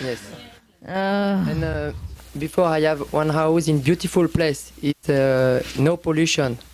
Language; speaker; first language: English; non-native, learner; French